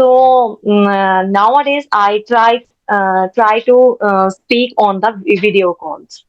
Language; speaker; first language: English; non-native, learner; Hindi